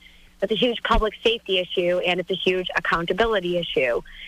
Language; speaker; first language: English; native; English